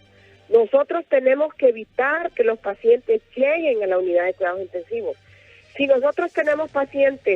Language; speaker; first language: Spanish; native; Spanish